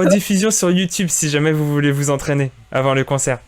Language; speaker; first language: French; native; French